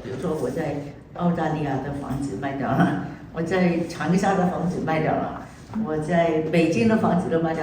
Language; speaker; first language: Chinese; non-native, local second language; Cantonese